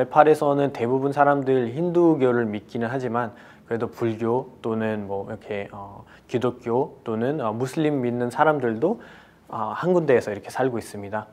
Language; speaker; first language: Korean; non-native, fluent; Nepali